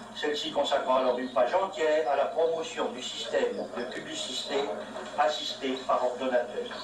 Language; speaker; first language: French; native; French